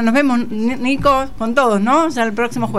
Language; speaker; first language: Spanish; native; Spanish